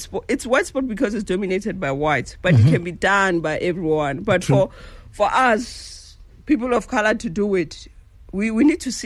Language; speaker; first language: English; non-native, local second language; Northern Sotho